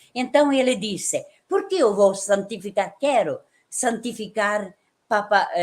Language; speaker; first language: Portuguese; non-native, fluent; Italian